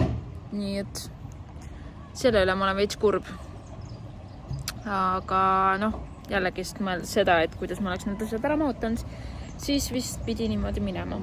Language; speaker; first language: Estonian; native; Estonian